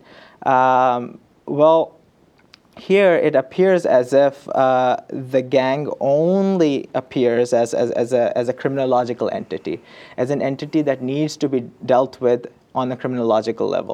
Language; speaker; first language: English; non-native, local second language; Urdu